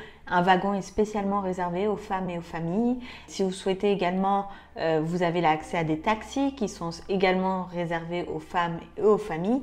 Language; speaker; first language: French; native; French